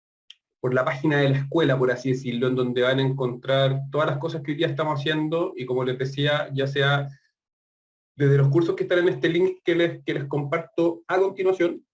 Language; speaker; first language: Spanish; native; Spanish